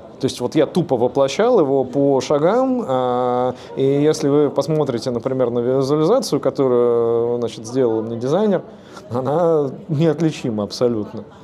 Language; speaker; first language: Russian; native; Russian